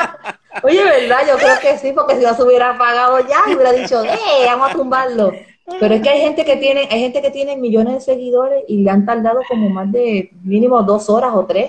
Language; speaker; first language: Spanish; native; Spanish